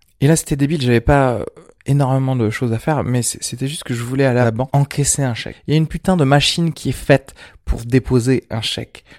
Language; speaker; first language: French; early bilingual, other home language; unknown